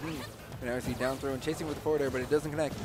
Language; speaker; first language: English; native; English